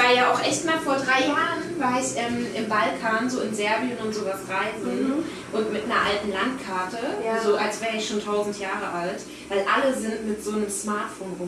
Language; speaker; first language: German; native; German